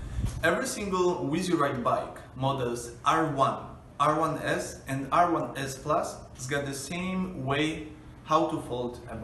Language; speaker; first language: English; non-native, fluent; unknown